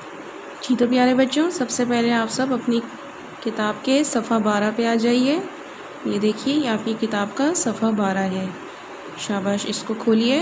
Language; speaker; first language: Urdu; non-native, local second language; Pashto